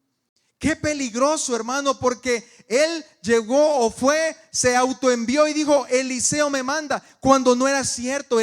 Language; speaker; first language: Spanish; native; Spanish